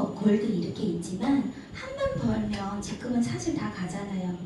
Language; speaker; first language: Korean; early bilingual, heritage; Korean